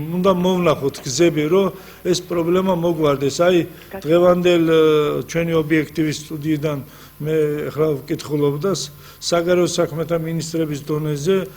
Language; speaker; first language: Georgian; non-native, local second language; Azerbaijani